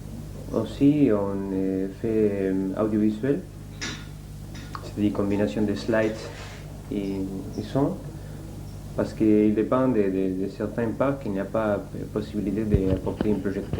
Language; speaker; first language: French; non-native, learner; Spanish